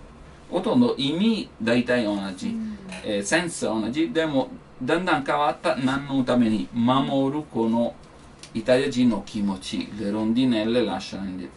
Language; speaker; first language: Japanese; non-native, learner; Italian